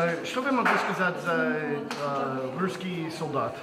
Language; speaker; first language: Russian; non-native, learner; English